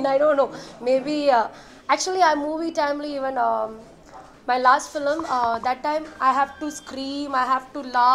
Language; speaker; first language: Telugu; non-native, learner; Malayalam